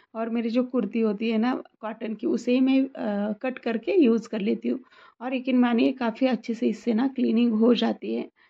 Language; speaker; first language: Hindi; non-native, local second language; Marathi